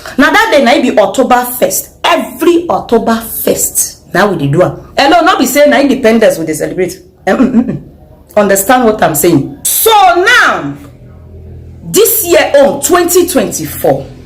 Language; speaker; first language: Nigerian Pidgin; non-native, local second language; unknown